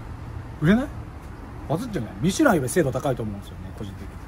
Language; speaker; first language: Japanese; native; Japanese